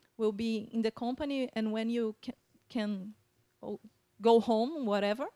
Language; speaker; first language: English; non-native, fluent; Portuguese